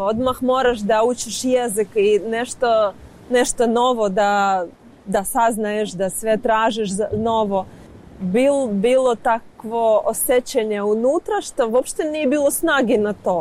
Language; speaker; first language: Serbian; non-native, learner; Ukrainian